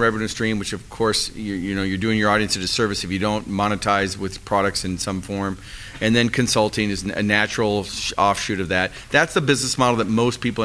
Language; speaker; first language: English; native; English